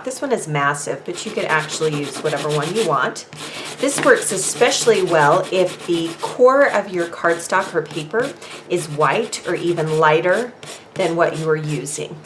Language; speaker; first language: English; native; English